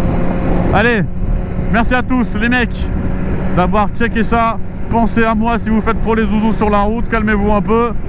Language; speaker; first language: French; native; French